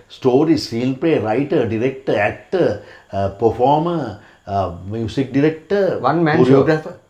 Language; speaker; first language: English; non-native, local second language; Sinhala